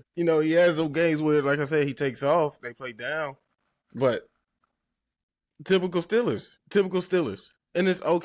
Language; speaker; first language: English; native; English